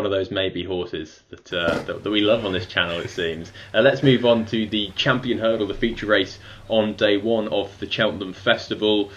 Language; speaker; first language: English; native; English